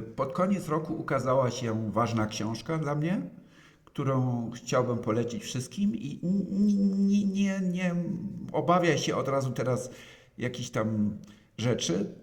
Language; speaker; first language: Polish; non-native, fluent; German